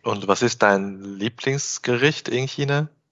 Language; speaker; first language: German; non-native, fluent; Chinese